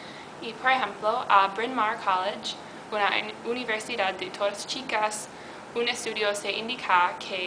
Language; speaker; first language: Spanish; non-native, learner; English